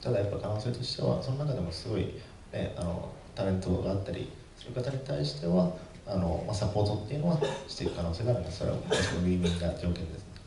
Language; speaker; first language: Japanese; native; Japanese